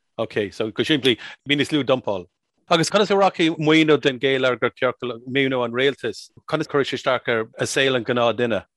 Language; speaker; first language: Irish; non-native, local second language; English